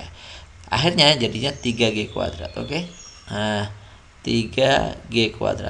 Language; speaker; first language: Indonesian; native; Indonesian